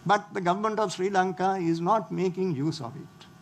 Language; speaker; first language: English; non-native, local second language; Sinhala